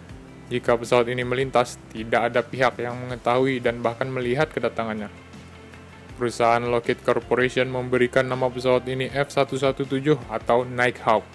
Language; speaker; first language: Indonesian; native; Indonesian